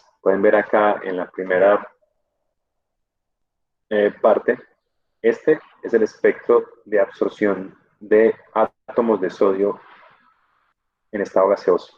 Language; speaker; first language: Spanish; native; Spanish